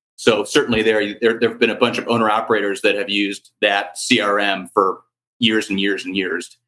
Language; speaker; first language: English; native; English